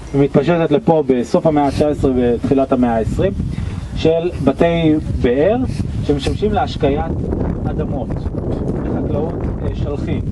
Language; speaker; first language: Hebrew; native; Hebrew